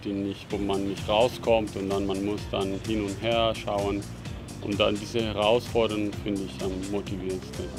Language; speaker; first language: German; non-native, fluent; Spanish